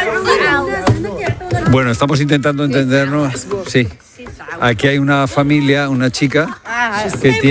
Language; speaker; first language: Spanish; native; Spanish